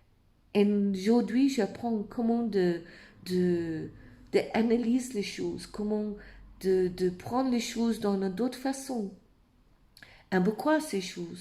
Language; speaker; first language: French; non-native, fluent; English